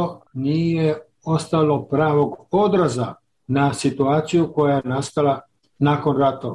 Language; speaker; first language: Serbian; native; Serbian